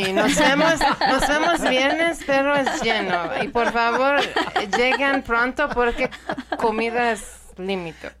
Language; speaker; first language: Spanish; non-native, learner; Persian